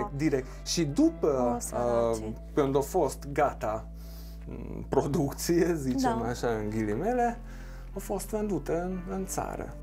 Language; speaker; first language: Romanian; non-native, local second language; Hungarian